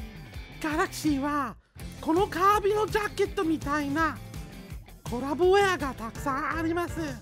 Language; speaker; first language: Japanese; non-native, fluent; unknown